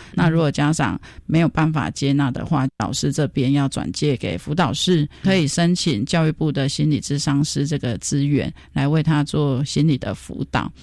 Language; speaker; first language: Chinese; native; Chinese